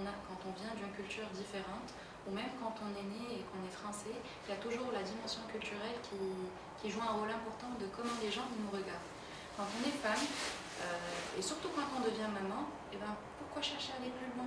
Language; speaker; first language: French; native; French